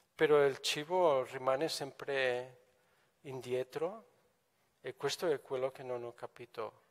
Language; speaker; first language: Italian; non-native, fluent; Catalan